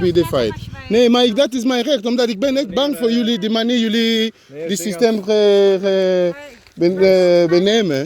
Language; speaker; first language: Dutch; non-native, learner; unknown